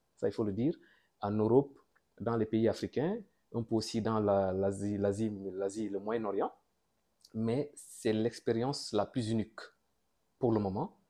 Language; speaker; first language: French; non-native, local second language; Wolof